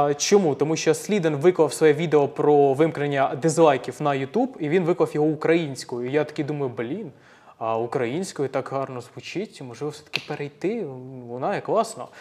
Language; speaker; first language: Ukrainian; native; Ukrainian